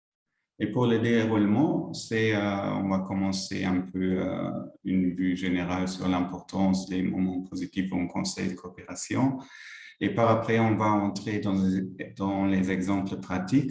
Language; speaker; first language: French; non-native, local second language; Luxembourgish